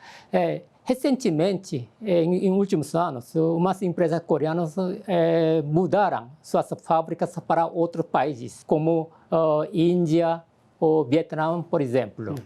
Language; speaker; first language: Portuguese; non-native, fluent; Korean